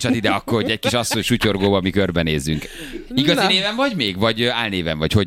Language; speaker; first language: Hungarian; native; Hungarian